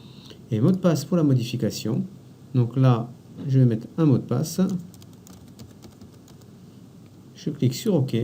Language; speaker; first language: French; native; French